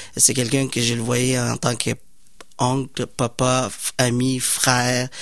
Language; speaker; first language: French; non-native, fluent; Somali